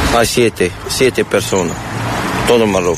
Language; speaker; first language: Spanish; non-native, learner; Arabic